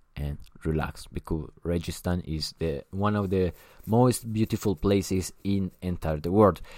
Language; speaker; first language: English; non-native, learner; Italian